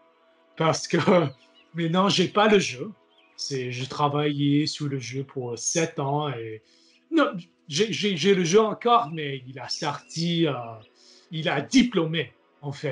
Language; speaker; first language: French; non-native, learner; English